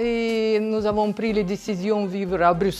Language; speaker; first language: French; non-native, learner; Russian